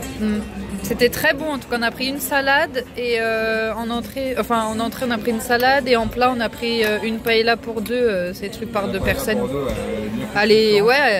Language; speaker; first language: French; native; French